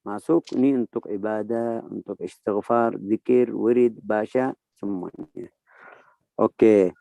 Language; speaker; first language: Indonesian; non-native, fluent; Arabic